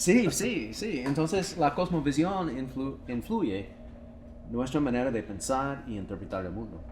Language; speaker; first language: Spanish; non-native, fluent; English